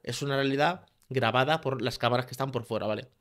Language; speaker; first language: Spanish; native; Spanish